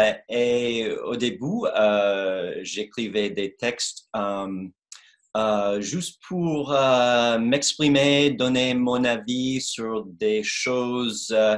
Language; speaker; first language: French; non-native, fluent; English